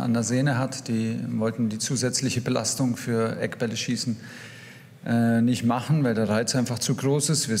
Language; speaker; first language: German; native; German